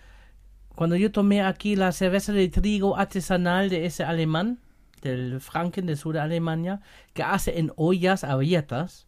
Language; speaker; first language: Spanish; non-native, fluent; German